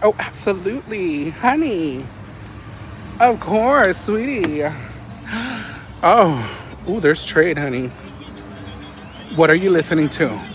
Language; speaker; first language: English; early bilingual, other home language; Spanish